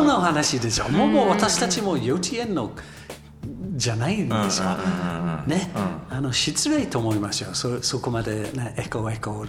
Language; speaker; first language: Japanese; non-native, learner; English